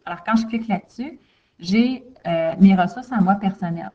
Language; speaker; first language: French; native; French